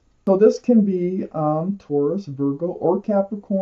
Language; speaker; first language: English; native; English